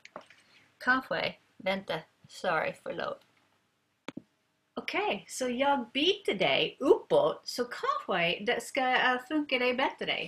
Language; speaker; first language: Swedish; non-native, learner; English